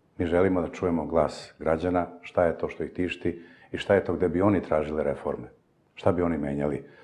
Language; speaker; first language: Serbian; native; Serbian